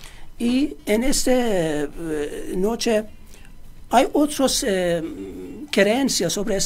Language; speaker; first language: Spanish; non-native, fluent; Persian